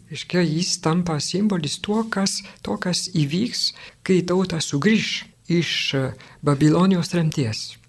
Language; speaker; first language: Lithuanian; non-native, fluent; French